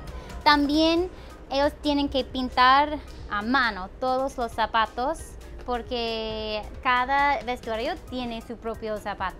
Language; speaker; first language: Spanish; non-native, fluent; English